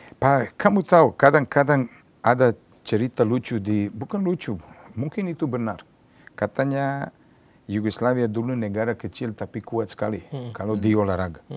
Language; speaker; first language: Indonesian; non-native, fluent; Serbian